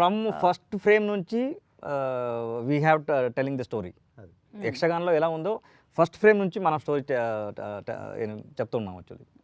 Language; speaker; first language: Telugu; non-native, learner; Kannada